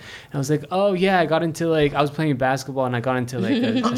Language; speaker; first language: English; non-native, fluent; Filipino